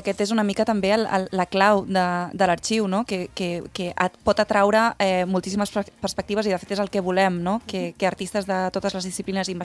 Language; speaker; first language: Catalan; native; Catalan